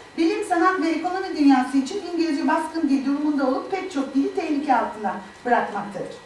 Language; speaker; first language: Turkish; native; Turkish